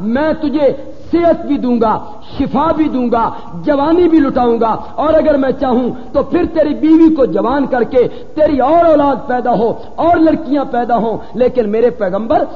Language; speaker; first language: Urdu; non-native, local second language; Punjabi